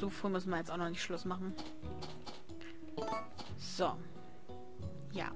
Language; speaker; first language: German; native; German